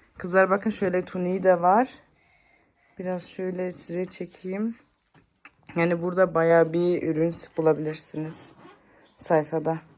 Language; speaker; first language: Turkish; early bilingual, heritage; Turkish